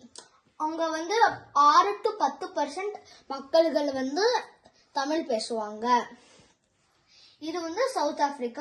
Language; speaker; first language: Tamil; early bilingual, heritage; Tamil